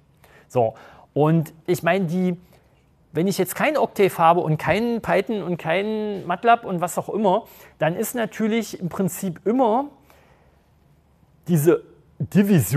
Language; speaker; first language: German; native; German